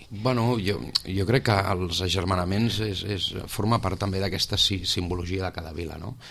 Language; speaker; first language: Catalan; native; Catalan